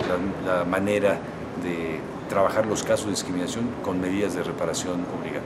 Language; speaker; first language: Spanish; native; Spanish